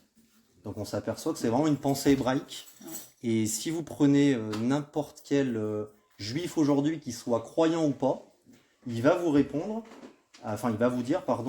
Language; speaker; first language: French; native; French